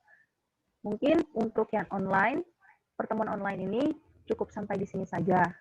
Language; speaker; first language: Indonesian; native; Indonesian